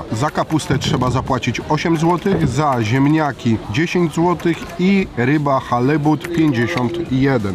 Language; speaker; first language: Polish; native; Polish